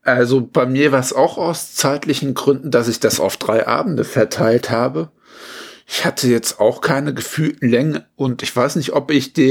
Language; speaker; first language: German; native; German